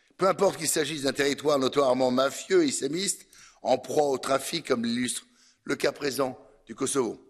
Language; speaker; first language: French; native; French